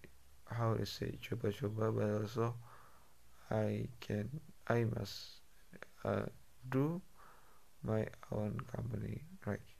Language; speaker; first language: English; non-native, learner; Indonesian